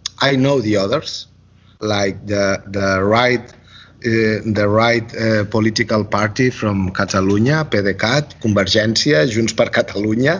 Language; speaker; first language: English; non-native, learner; Catalan